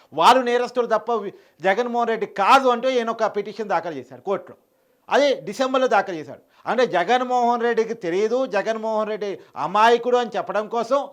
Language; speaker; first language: Telugu; native; Telugu